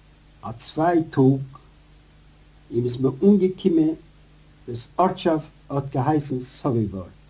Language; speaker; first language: German; non-native, learner; Yiddish